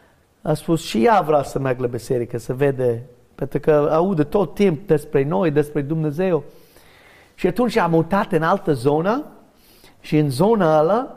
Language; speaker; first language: Romanian; non-native, learner; English